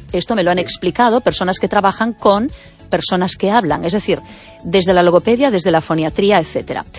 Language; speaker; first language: Spanish; native; Spanish